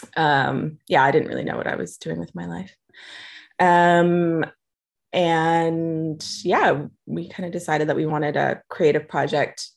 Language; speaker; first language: English; native; English